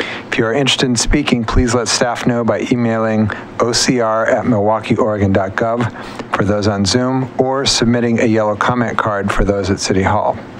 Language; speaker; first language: English; native; English